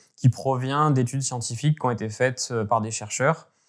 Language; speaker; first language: French; native; French